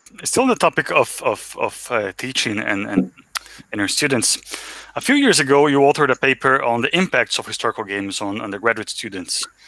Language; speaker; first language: English; non-native, fluent; Portuguese